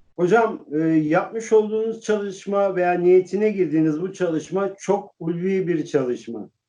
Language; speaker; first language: Turkish; native; Turkish